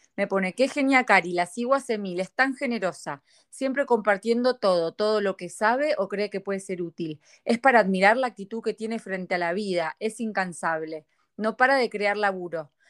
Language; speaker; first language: Spanish; native; Spanish